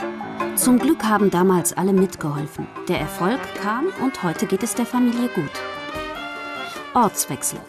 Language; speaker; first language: German; native; German